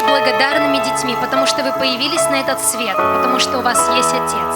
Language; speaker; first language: Russian; native; Russian